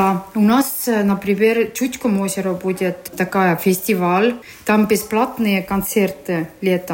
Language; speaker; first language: Russian; non-native, learner; Estonian